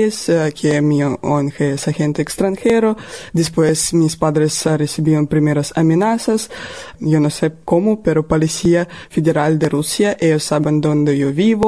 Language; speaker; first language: Spanish; non-native, learner; Russian